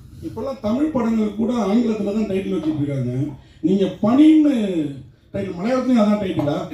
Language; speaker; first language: Tamil; native; Tamil